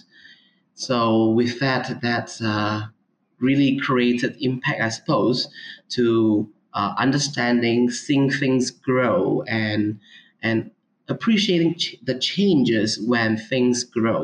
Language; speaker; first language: English; non-native, local second language; Cantonese